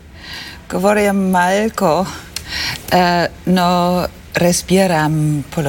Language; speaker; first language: Bulgarian; non-native, learner; German